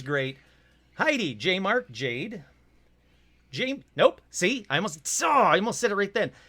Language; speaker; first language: English; native; English